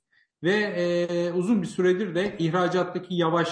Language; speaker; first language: Turkish; native; Turkish